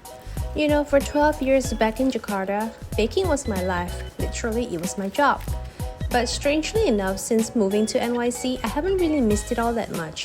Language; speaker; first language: English; non-native, local second language; Indonesian